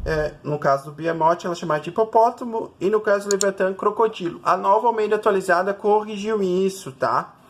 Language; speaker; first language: Portuguese; native; Portuguese